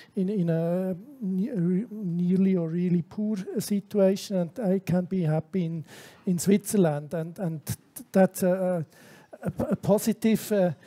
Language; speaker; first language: English; non-native, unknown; German